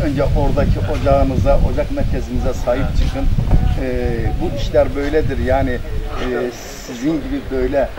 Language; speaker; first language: Turkish; native; Turkish